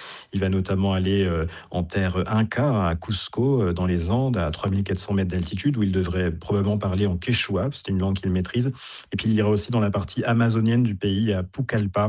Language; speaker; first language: French; native; French